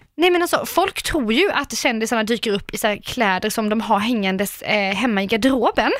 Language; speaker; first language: Swedish; native; Swedish